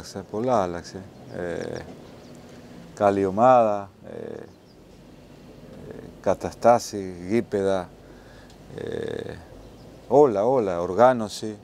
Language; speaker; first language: Greek; non-native, learner; Spanish